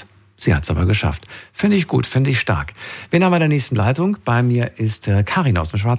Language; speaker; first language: German; native; German